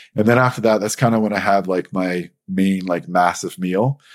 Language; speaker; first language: English; native; English